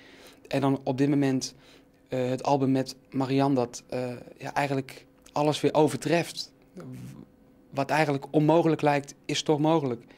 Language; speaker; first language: Dutch; native; Dutch